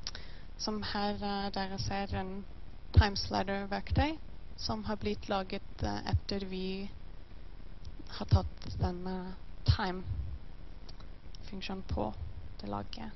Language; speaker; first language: Norwegian; non-native, learner; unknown